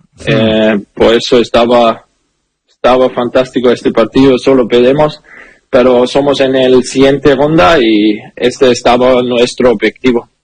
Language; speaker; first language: Spanish; non-native, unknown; German